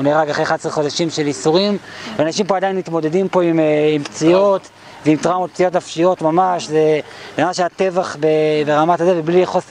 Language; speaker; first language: Hebrew; native; Hebrew